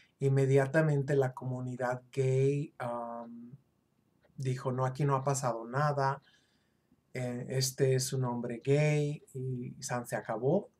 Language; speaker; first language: Spanish; early bilingual, other home language; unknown